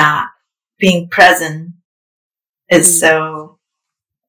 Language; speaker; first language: English; non-native, fluent; Indonesian